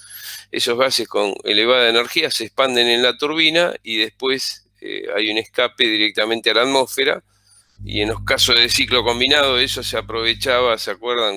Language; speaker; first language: Spanish; native; Spanish